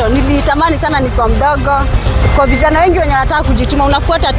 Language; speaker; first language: Swahili; non-native, local second language; Kikuyu